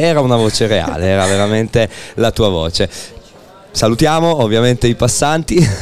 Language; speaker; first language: Italian; native; Italian